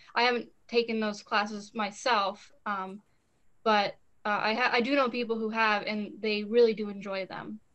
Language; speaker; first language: English; native; English